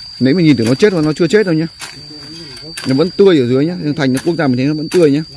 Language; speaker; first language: Vietnamese; native; Vietnamese